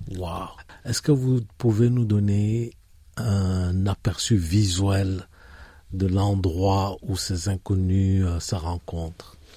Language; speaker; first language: French; native; French